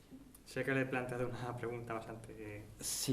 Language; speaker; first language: Spanish; native; Spanish